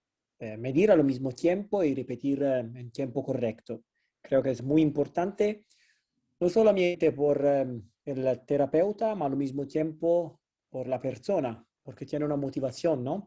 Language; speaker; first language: Spanish; non-native, fluent; Italian